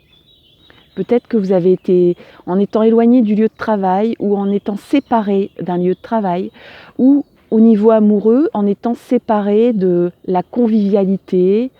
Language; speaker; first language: French; native; French